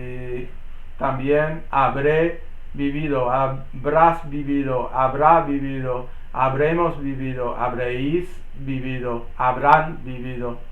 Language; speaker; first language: Spanish; non-native, learner; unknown